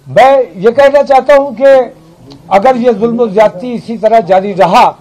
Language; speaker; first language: Hindi; native; Hindi